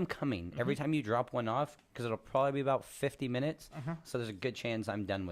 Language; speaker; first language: English; native; English